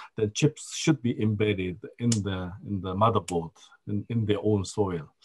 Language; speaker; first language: English; non-native, fluent; Korean